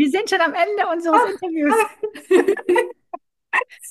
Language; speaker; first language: German; native; German